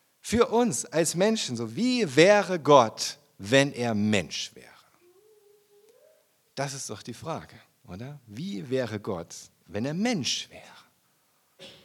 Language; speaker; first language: German; native; German